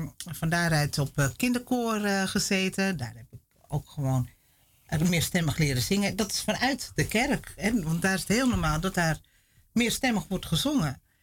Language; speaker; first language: Dutch; native; Dutch